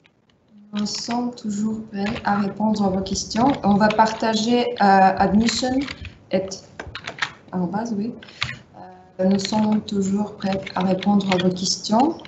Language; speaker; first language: French; non-native, fluent; Russian